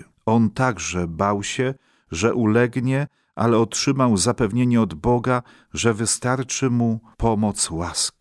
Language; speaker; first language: Polish; native; Polish